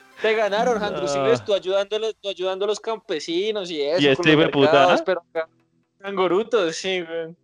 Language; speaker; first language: Spanish; native; Spanish